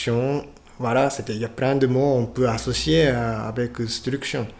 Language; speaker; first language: French; non-native, fluent; Japanese